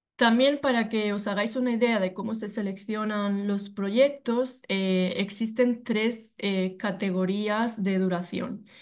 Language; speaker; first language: Spanish; native; Spanish